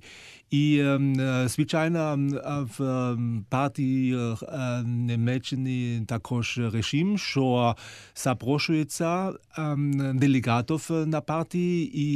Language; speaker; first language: Ukrainian; non-native, fluent; German